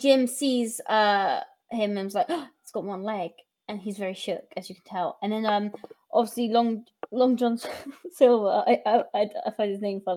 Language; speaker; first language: English; native; English